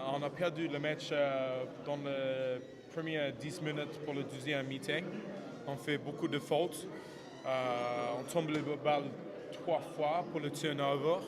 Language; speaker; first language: French; non-native, fluent; English